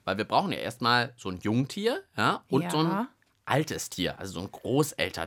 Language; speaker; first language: German; native; German